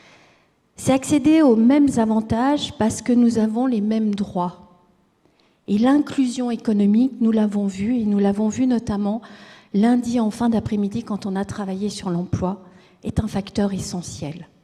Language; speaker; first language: French; native; French